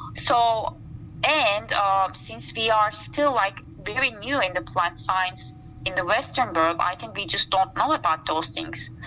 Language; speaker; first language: English; non-native, fluent; Turkish